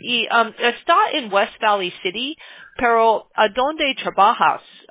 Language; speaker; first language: Spanish; non-native, learner; English